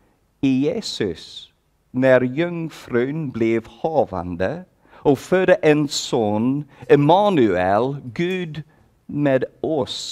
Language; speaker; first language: Swedish; non-native, fluent; English